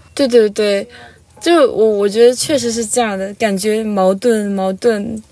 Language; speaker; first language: Chinese; non-native, local second language; Tibetan